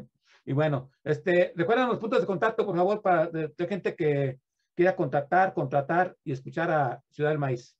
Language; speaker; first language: Spanish; native; Spanish